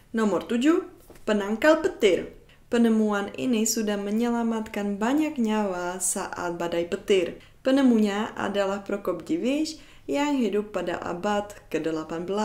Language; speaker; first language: Indonesian; non-native, fluent; Czech